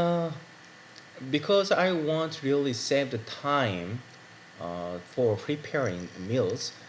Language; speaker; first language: English; non-native, learner; Korean